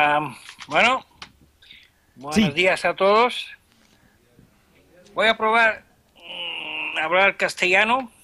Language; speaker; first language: Spanish; non-native, fluent; French